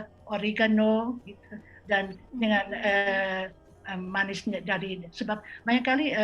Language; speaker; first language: Indonesian; non-native, fluent; Dutch